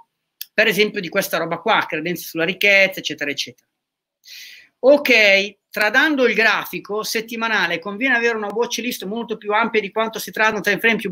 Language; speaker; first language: Italian; native; Italian